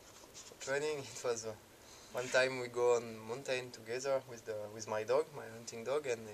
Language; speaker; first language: English; non-native, learner; French